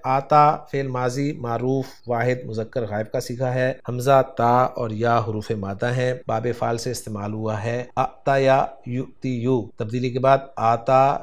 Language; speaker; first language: Urdu; native; Urdu